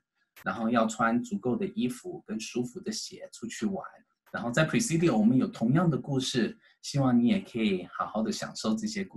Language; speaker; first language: Chinese; native; Chinese